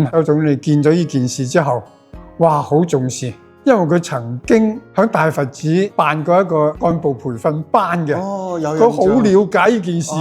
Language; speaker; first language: Cantonese; native; Cantonese